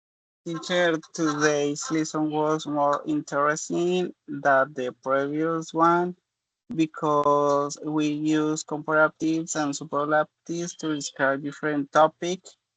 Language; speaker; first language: English; non-native, learner; Spanish